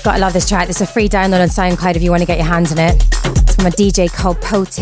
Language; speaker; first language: English; native; English